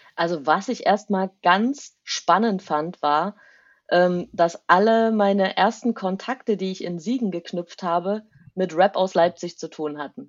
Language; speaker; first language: German; native; German